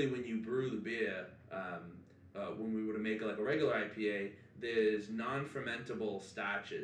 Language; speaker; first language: English; native; English